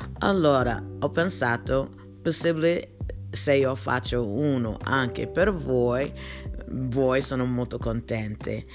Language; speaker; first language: Italian; non-native, learner; English